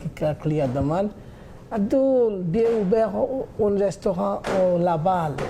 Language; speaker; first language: French; non-native, learner; Bangla